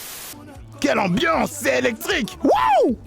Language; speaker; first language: French; native; French